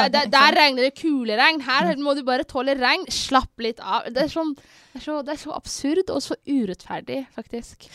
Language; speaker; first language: Norwegian; early bilingual, other home language; Somali